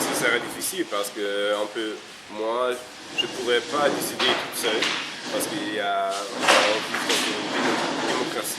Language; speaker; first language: French; non-native, fluent; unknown